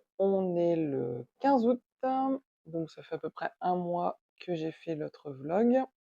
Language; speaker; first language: French; native; French